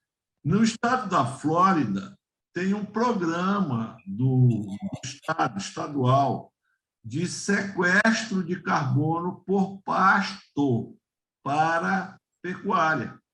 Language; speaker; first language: Portuguese; native; Portuguese